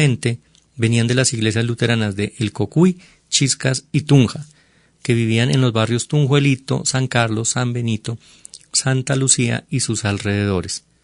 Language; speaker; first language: Spanish; native; Spanish